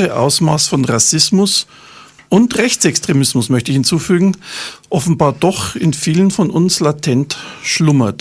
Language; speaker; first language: German; native; German